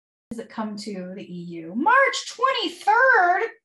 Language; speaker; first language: English; native; English